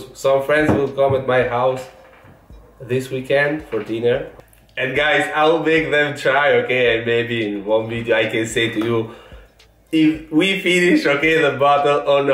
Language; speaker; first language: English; non-native, fluent; Italian